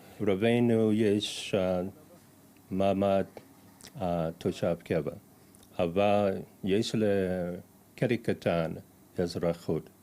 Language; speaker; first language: Hebrew; non-native, fluent; English